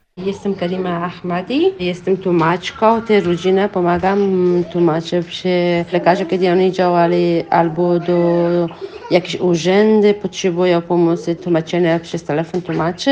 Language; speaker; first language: Polish; non-native, learner; Persian